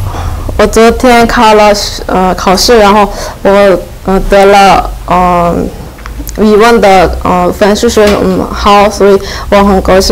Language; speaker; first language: Chinese; non-native, learner; Korean